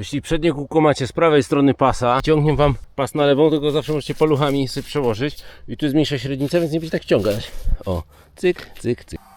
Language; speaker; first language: Polish; native; Polish